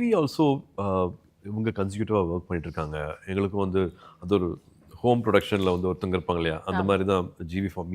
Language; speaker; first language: Tamil; native; Tamil